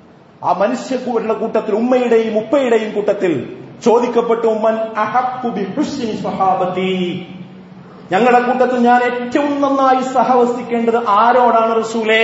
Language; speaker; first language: Malayalam; native; Malayalam